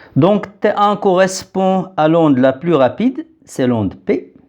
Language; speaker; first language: French; non-native, local second language; Arabic